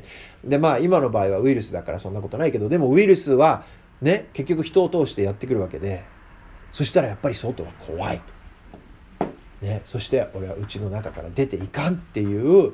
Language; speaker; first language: Japanese; native; Japanese